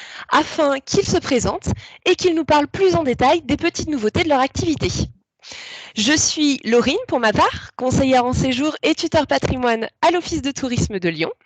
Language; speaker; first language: French; native; French